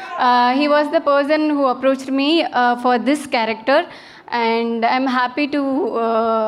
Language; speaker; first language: Telugu; non-native, learner; Tamil